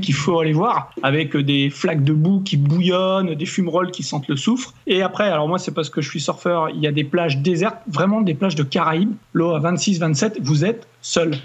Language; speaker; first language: French; native; French